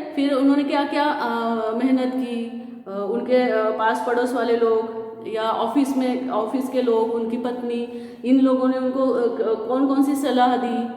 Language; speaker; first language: Hindi; non-native, local second language; Marathi